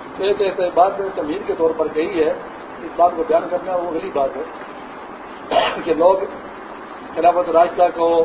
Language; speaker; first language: Urdu; non-native, local second language; Pashto